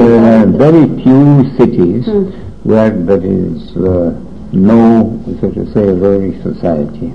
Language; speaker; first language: English; non-native, fluent; Russian